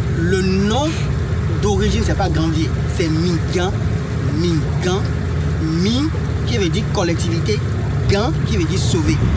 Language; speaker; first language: French; non-native, local second language; Fon